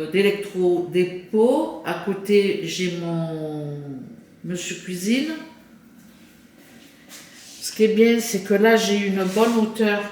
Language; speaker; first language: French; native; French